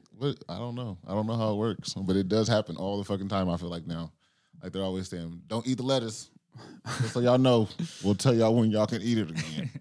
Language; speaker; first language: English; native; English